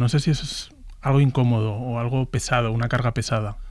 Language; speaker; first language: Spanish; native; Spanish